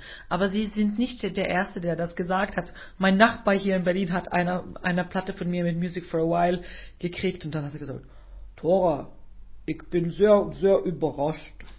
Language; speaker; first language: German; non-native, fluent; Norwegian